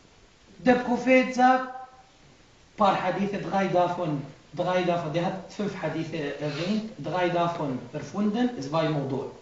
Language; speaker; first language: German; non-native, fluent; Arabic